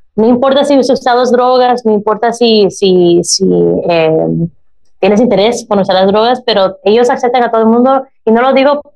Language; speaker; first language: Spanish; early bilingual, heritage; Spanish